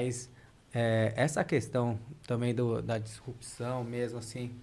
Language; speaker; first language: Portuguese; native; Portuguese